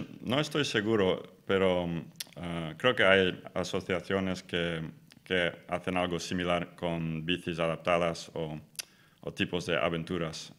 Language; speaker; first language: Spanish; non-native, fluent; English